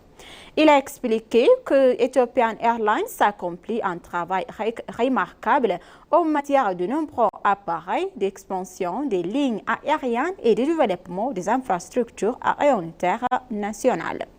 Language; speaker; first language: French; non-native, fluent; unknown